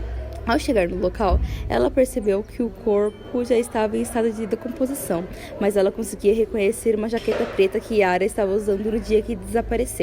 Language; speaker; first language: Portuguese; native; Portuguese